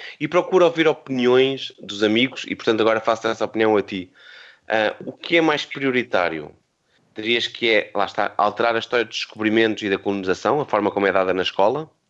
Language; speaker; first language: Portuguese; native; Portuguese